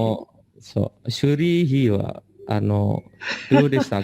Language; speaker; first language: Japanese; non-native, learner; Indonesian